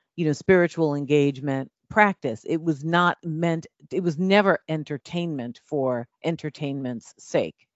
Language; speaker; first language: English; native; English